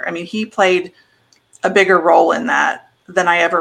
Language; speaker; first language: English; native; English